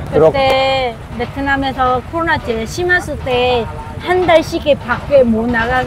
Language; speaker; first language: Korean; non-native, fluent; Vietnamese